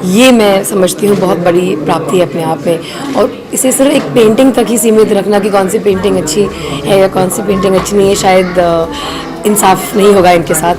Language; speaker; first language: Hindi; native; Hindi